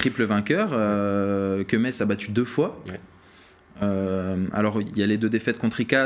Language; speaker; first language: French; native; French